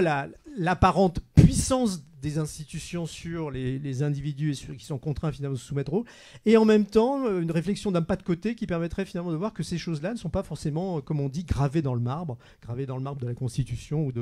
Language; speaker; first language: French; native; French